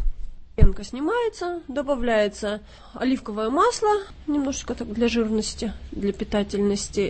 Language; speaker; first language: Russian; native; Russian